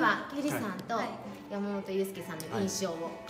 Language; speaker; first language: Japanese; native; Japanese